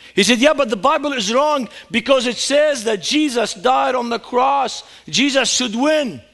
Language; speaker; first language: English; non-native, fluent; Arabic